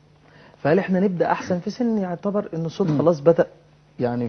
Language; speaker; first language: Arabic; native; Arabic